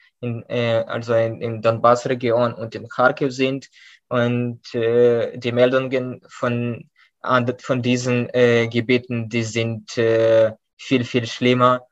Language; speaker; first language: German; non-native, fluent; Ukrainian